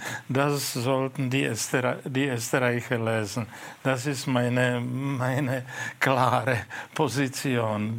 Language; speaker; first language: German; non-native, fluent; Czech